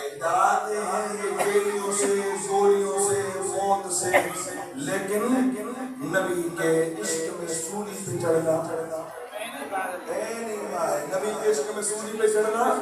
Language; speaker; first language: Urdu; non-native, local second language; Sindhi